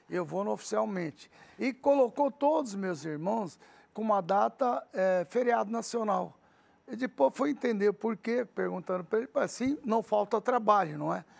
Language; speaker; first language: Portuguese; early bilingual, other home language; Arabic